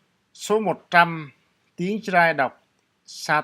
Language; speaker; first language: Vietnamese; non-native, local second language; Jarai